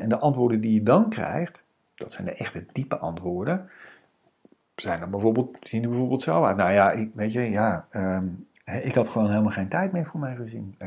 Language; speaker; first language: Dutch; native; Dutch